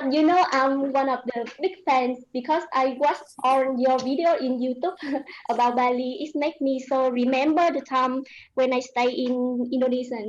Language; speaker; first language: English; non-native, fluent; Vietnamese